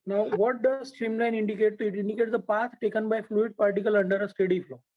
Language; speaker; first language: English; non-native, local second language; Gujarati